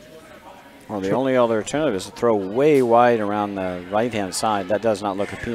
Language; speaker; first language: English; native; English